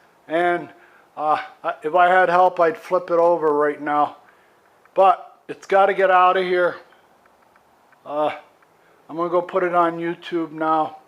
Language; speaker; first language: English; native; English